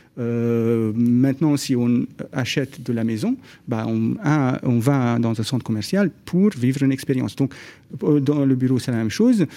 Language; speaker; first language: French; non-native, fluent; Hungarian